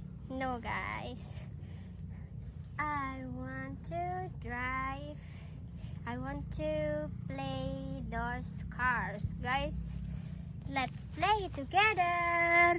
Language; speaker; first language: English; non-native, learner; Indonesian